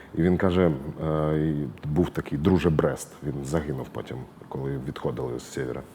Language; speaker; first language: Ukrainian; non-native, local second language; Russian